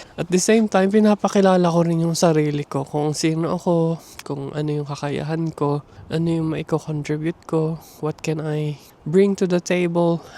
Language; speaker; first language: Filipino; native; Filipino